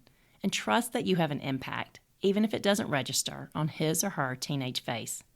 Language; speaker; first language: English; native; English